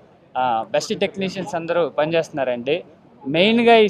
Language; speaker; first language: Telugu; native; Telugu